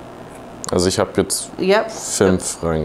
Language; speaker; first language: German; early bilingual, heritage; English